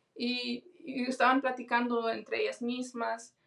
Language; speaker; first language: Spanish; early bilingual, heritage; Spanish